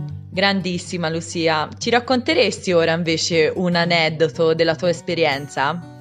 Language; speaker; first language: Italian; native; Italian